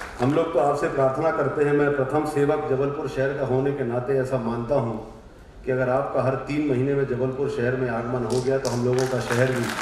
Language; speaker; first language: Hindi; native; Hindi